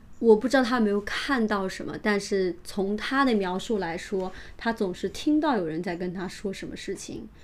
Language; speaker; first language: Chinese; native; Chinese